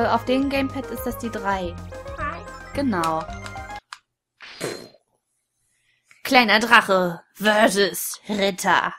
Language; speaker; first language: German; native; German